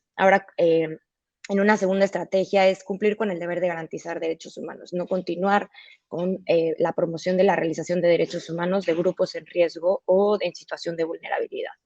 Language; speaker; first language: Spanish; native; Spanish